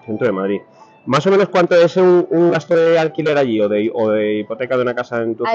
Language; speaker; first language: Spanish; native; Spanish